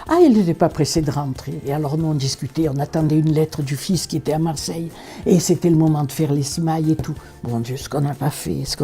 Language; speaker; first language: French; native; French